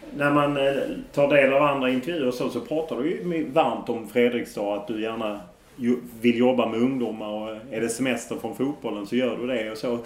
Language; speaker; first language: Swedish; native; Swedish